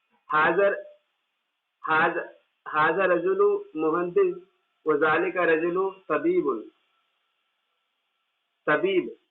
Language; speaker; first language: Arabic; non-native, fluent; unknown